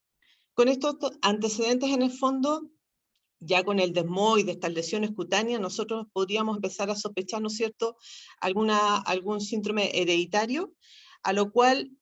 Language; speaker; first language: Spanish; native; Spanish